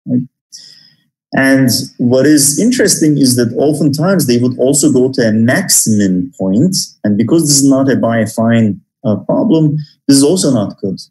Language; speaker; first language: English; non-native, fluent; Turkish